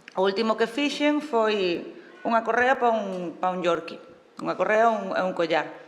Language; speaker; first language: Galician; non-native, local second language; Spanish